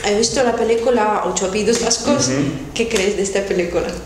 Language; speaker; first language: Spanish; non-native, fluent; Russian